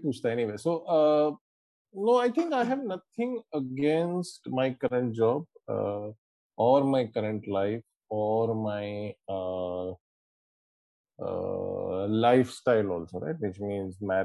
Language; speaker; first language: English; non-native, local second language; Gujarati